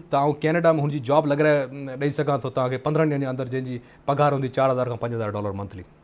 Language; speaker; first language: Sindhi; non-native, local second language; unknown